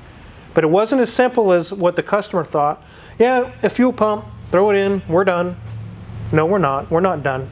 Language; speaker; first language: English; native; English